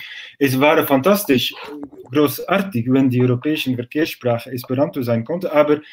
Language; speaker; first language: German; non-native, fluent; Dutch